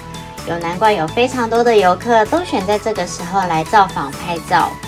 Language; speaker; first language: Chinese; native; Chinese